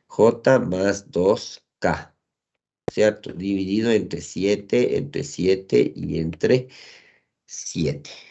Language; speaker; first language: Spanish; native; Spanish